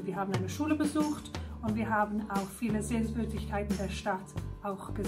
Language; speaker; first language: German; non-native, fluent; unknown